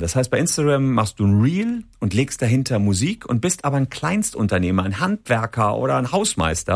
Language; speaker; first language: German; native; German